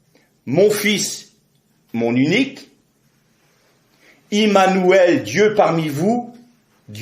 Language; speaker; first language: French; native; French